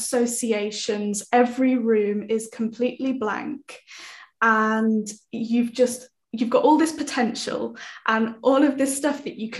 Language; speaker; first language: English; native; English